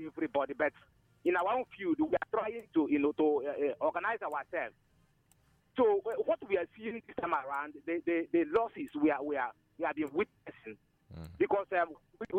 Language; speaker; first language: English; non-native, local second language; Igbo